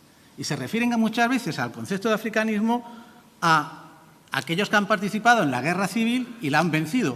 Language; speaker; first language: Spanish; native; Spanish